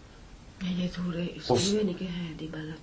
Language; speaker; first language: Norwegian; non-native, learner; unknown